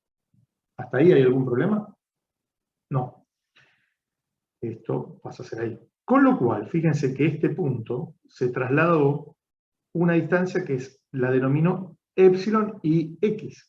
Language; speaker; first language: Spanish; native; Spanish